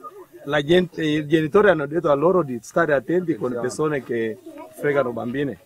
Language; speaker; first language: Italian; non-native, fluent; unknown